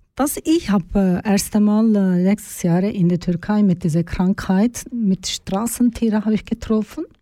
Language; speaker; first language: German; non-native, learner; Turkish